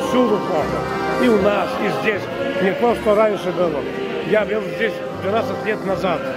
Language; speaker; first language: Russian; non-native, local second language; Ukrainian